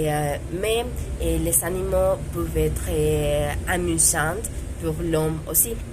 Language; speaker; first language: French; non-native, learner; Spanish